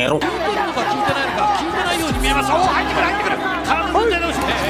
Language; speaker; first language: Japanese; native; Japanese